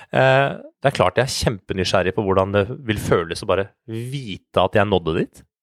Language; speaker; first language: Norwegian; early bilingual, other home language; Persian